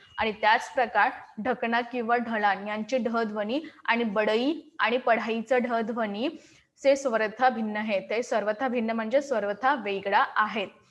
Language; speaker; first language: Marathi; non-native, local second language; Hindi